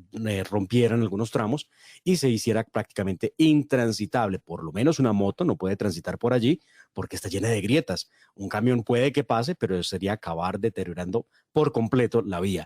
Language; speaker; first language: Spanish; native; Spanish